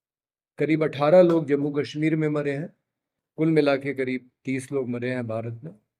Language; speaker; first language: Hindi; native; Hindi